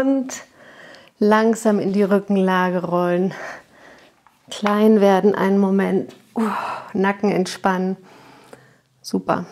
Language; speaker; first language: German; native; German